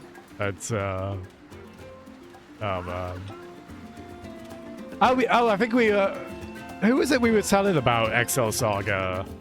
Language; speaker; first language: English; native; English